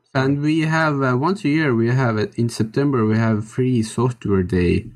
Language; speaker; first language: English; non-native, fluent; Estonian